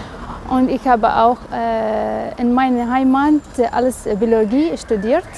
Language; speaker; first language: German; non-native, learner; Arabic